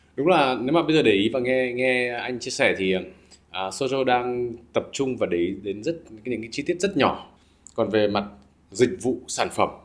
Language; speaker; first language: Vietnamese; native; Vietnamese